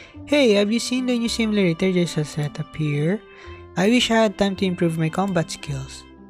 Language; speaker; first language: English; non-native, local second language; Filipino